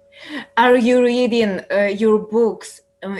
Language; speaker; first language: English; non-native, learner; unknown